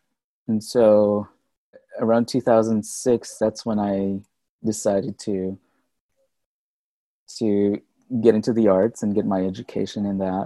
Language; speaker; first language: English; non-native, local second language; Filipino